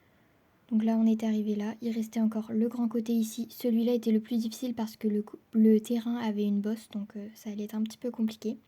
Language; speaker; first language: French; native; French